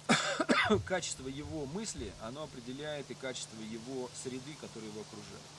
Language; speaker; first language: Russian; native; Russian